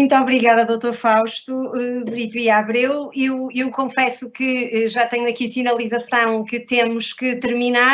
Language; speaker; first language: Portuguese; native; Portuguese